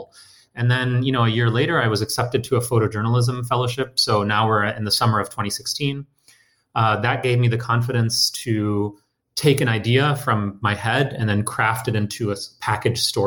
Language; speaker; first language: English; native; English